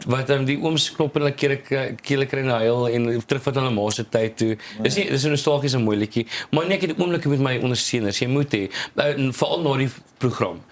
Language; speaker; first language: Afrikaans; native; Afrikaans